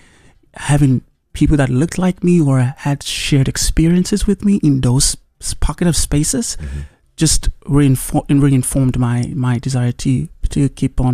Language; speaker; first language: English; non-native, local second language; Yoruba